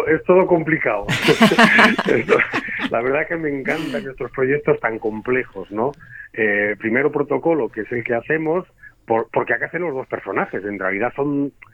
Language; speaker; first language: Spanish; native; Spanish